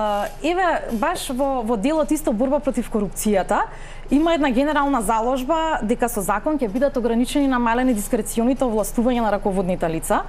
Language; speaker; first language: Macedonian; native; Macedonian